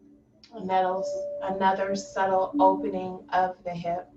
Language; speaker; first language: English; native; English